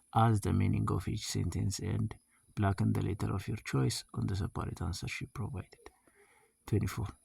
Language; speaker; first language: English; non-native, local second language; Amharic